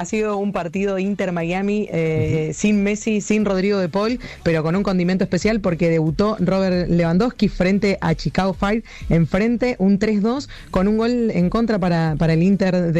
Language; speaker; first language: Spanish; native; Spanish